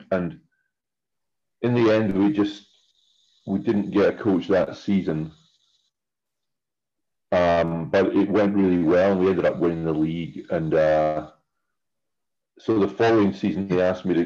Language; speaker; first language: English; native; English